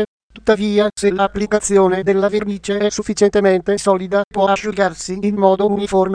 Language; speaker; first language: Italian; native; Italian